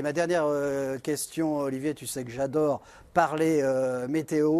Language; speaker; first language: French; native; French